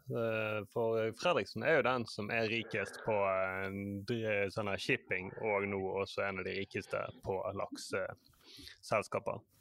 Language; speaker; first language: Norwegian; native; Norwegian